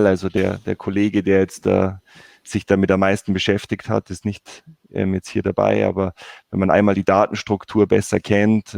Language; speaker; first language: German; native; German